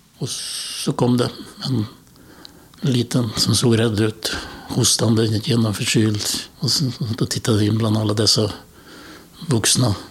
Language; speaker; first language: Swedish; native; Swedish